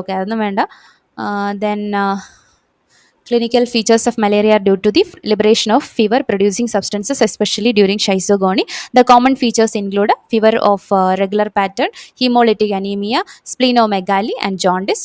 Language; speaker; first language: English; non-native, local second language; Malayalam